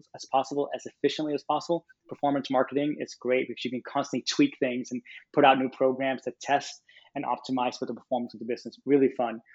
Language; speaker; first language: English; non-native, fluent; Danish